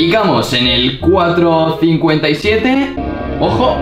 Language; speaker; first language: Spanish; native; Spanish